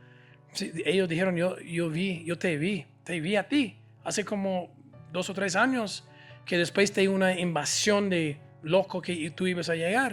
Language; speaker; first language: Spanish; non-native, fluent; English